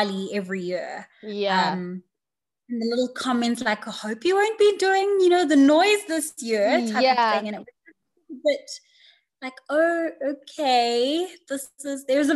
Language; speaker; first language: English; native; English